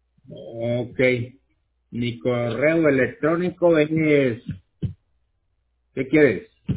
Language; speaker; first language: Spanish; native; Spanish